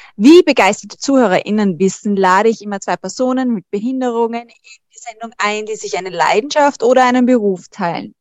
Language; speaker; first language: German; native; German